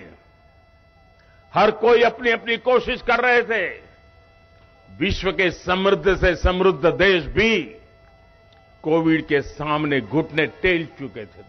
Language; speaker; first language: Hindi; non-native, local second language; Gujarati